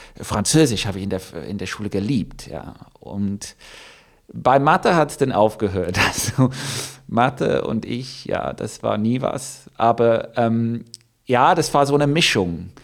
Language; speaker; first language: German; non-native, fluent; English